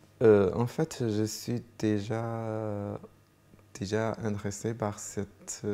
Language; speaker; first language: French; non-native, fluent; Chinese